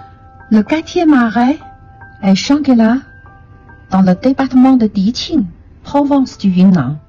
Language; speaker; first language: French; non-native, fluent; Chinese